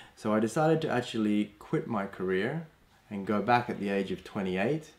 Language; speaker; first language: English; native; English